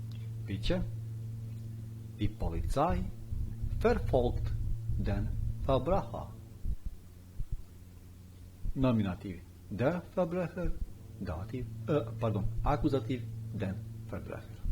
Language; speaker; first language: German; non-native, fluent; Bosnian